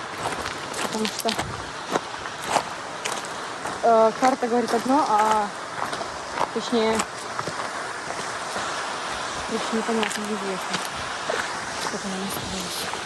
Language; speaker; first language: Russian; native; Russian